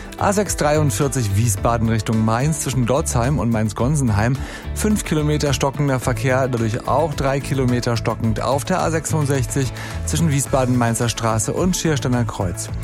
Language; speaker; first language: German; native; German